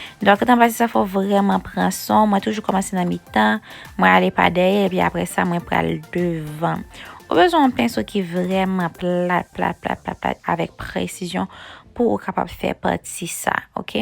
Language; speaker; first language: French; non-native, learner; Haitian Creole